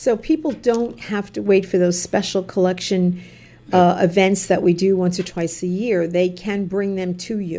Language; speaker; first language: English; native; English